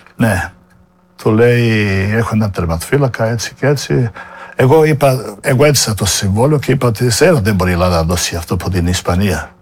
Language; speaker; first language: Greek; non-native, fluent; Serbian